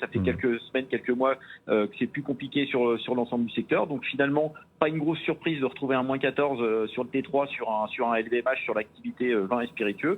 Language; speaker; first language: French; native; French